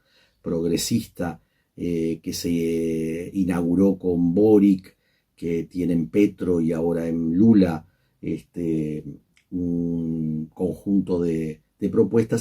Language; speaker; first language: Spanish; native; Spanish